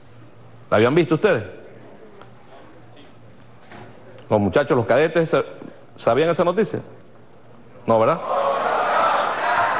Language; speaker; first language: Spanish; native; Spanish